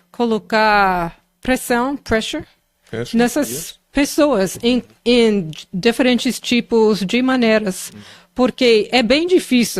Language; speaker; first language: Portuguese; non-native, fluent; English